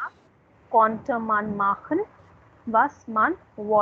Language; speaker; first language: German; non-native, fluent; Hindi